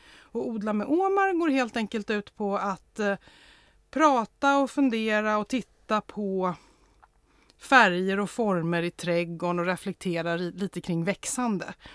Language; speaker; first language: Swedish; native; Swedish